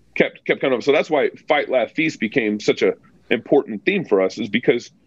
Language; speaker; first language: English; native; English